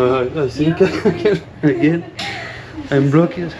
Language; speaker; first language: English; non-native, learner; French